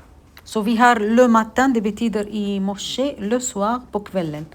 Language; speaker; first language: Swedish; non-native, fluent; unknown